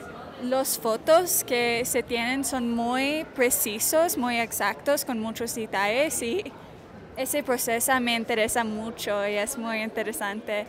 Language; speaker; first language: Spanish; non-native, fluent; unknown